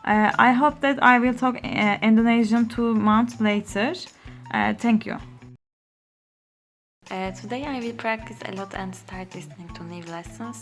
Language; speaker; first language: English; non-native, learner; Turkish